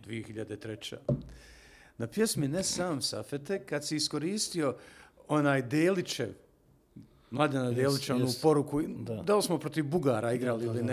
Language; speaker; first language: Serbian; native; Serbian